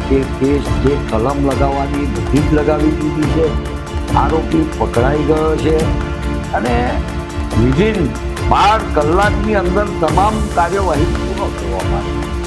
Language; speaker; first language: Gujarati; native; Gujarati